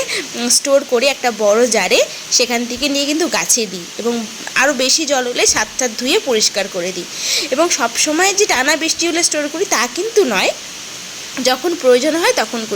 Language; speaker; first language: Bangla; native; Bangla